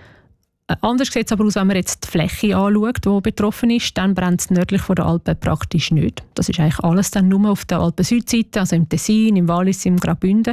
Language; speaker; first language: German; native; German